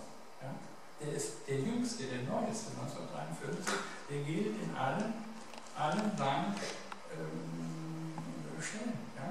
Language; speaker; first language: German; native; German